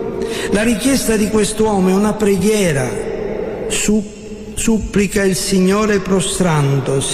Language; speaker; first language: Italian; native; Italian